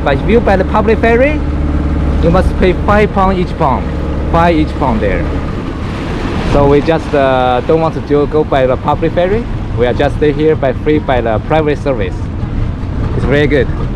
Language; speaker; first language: English; non-native, learner; Chinese